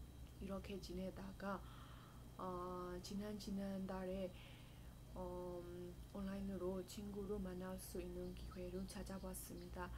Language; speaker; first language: Korean; non-native, fluent; Burmese